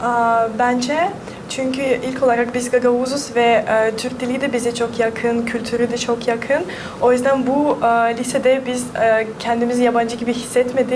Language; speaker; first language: Turkish; non-native, fluent; Russian